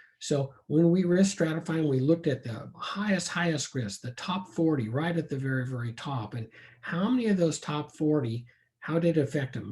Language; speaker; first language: English; native; English